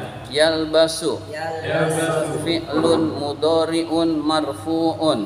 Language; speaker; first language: Arabic; non-native, fluent; Indonesian